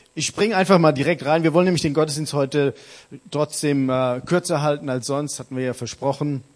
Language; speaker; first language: German; native; German